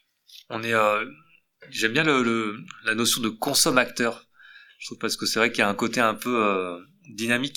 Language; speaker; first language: French; native; French